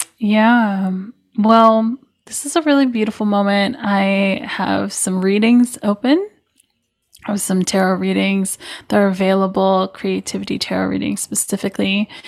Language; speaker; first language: English; native; English